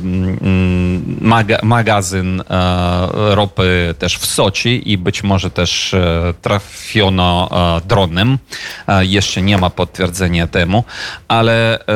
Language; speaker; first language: Polish; non-native, fluent; Ukrainian